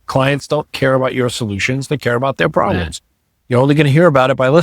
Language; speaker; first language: English; native; English